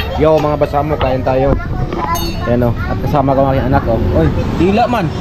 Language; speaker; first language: Filipino; non-native, local second language; Cebuano